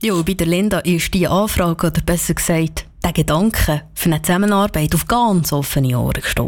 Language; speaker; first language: German; native; German